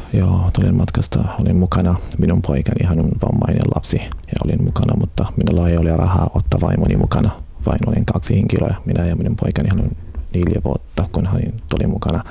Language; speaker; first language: Finnish; non-native, learner; Arabic